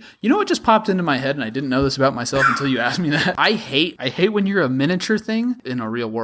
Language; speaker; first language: English; native; English